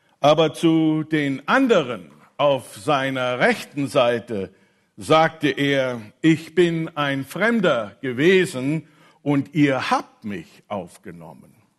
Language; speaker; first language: German; non-native, fluent; English